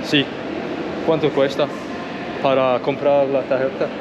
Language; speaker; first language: Spanish; non-native, learner; English